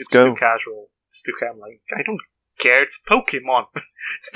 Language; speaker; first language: English; non-native, fluent; Portuguese